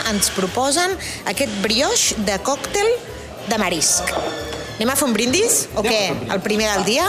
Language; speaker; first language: Catalan; native; Catalan